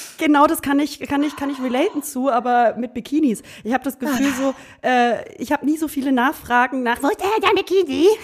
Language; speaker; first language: German; native; German